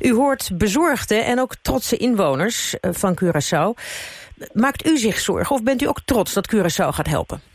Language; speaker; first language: Dutch; native; Dutch